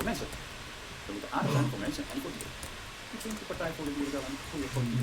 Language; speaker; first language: Dutch; non-native, learner; English